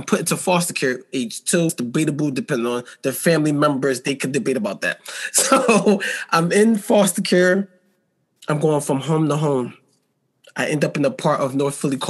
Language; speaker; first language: English; native; English